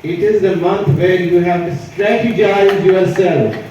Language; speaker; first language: English; non-native, local second language; Urdu